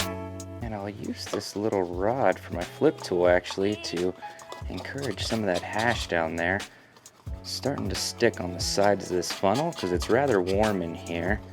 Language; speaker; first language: English; native; English